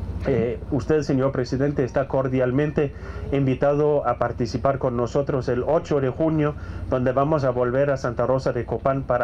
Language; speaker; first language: Spanish; non-native, fluent; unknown